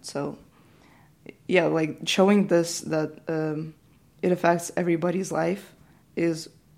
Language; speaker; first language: English; non-native, fluent; Ukrainian